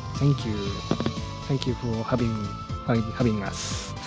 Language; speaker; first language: English; non-native, fluent; Japanese